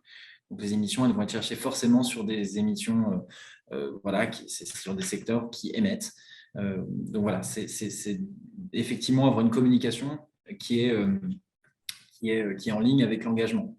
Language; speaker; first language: French; native; French